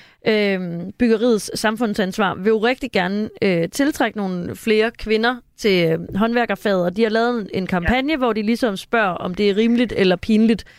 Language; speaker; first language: Danish; native; Danish